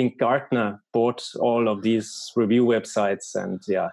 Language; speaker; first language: English; non-native, fluent; German